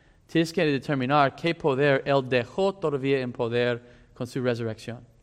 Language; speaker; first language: Spanish; non-native, fluent; English